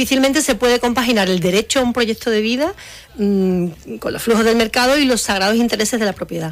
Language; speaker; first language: Spanish; native; Spanish